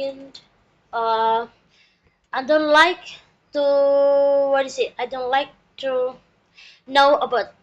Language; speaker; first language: English; non-native, learner; Indonesian